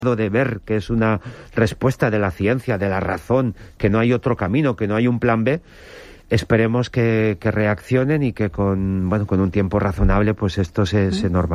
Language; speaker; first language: Spanish; native; Spanish